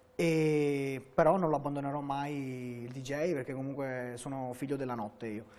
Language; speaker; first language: Italian; native; Italian